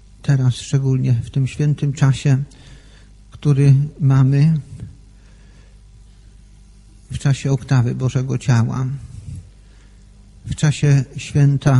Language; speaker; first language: Polish; native; Polish